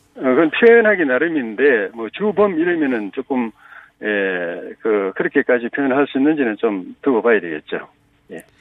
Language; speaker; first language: Korean; native; Korean